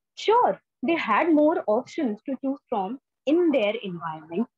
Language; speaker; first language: English; non-native, local second language; Hindi